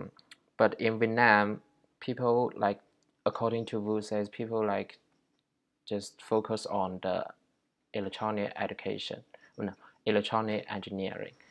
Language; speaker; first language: English; non-native, learner; Chinese